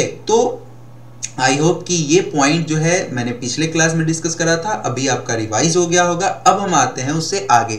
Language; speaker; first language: Hindi; native; Hindi